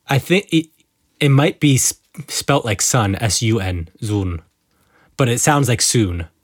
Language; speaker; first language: English; native; English